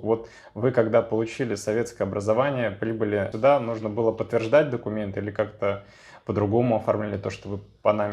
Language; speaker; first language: Russian; native; Russian